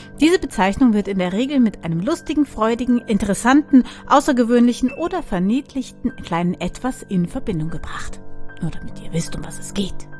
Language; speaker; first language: German; native; German